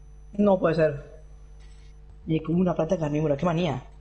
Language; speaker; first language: Spanish; native; Spanish